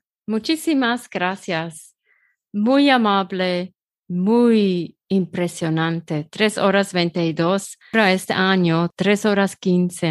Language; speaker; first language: Spanish; non-native, learner; German